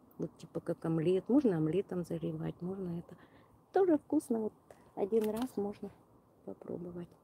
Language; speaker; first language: Russian; non-native, local second language; Ukrainian